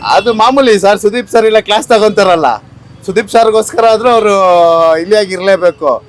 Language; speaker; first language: Kannada; native; Kannada